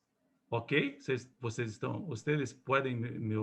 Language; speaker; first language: Spanish; non-native, learner; Portuguese